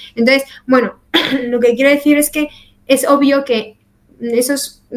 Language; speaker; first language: Spanish; native; Spanish